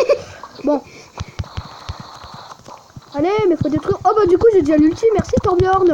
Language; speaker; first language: French; native; French